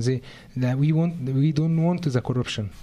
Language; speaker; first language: English; non-native, learner; Arabic